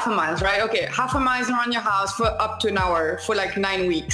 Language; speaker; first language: English; non-native, fluent; French